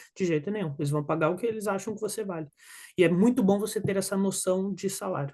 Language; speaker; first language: Portuguese; native; Portuguese